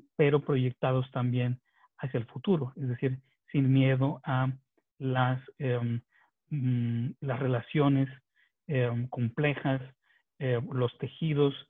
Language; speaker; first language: Spanish; non-native, local second language; Yucateco